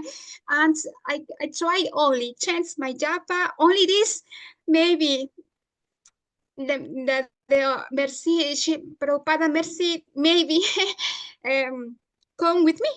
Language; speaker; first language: English; non-native, learner; Spanish